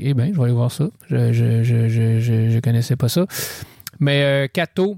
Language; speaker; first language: French; native; French